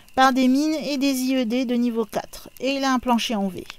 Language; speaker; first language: French; native; French